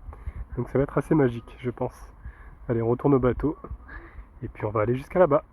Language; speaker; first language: French; native; French